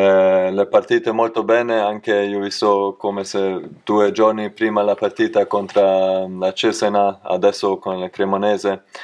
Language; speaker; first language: Italian; non-native, learner; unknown